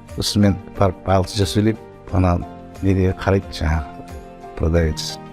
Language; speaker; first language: Kazakh; native; Kazakh